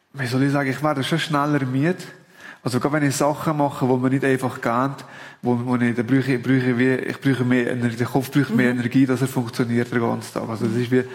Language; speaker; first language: German; native; German